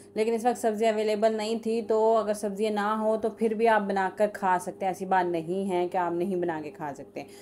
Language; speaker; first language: Urdu; native; Urdu